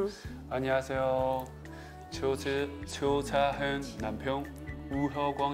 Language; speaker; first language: Korean; non-native, learner; Chinese